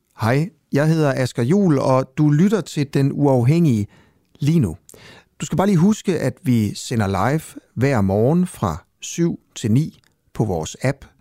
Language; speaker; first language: Danish; native; Danish